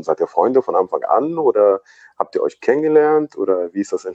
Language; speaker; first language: German; native; German